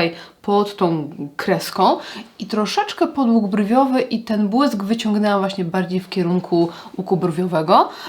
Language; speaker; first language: Polish; native; Polish